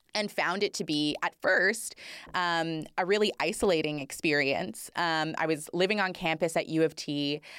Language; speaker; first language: English; native; English